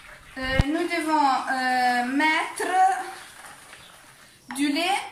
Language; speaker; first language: French; non-native, learner; Italian